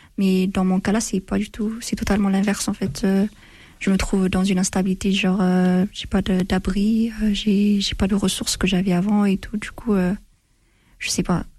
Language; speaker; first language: French; non-native, fluent; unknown